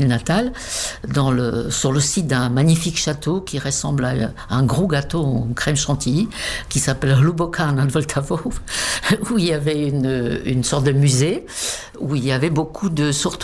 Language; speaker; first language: French; non-native, fluent; Czech